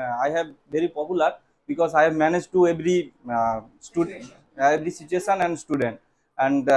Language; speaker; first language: English; non-native, learner; Bangla